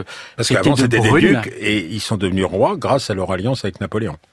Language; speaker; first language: French; native; French